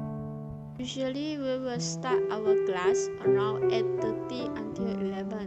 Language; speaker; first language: English; non-native, learner; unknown